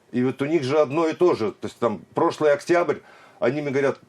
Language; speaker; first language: Russian; native; Russian